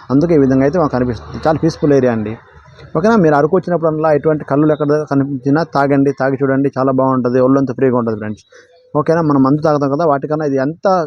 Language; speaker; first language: Telugu; non-native, local second language; Odia